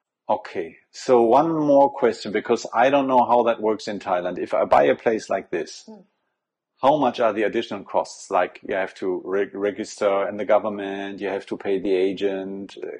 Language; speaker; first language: English; non-native, fluent; German